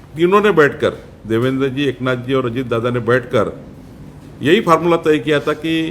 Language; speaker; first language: Hindi; non-native, local second language; Marathi